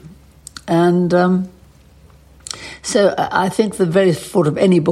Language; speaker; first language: English; native; English